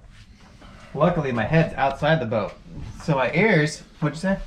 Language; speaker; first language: English; native; English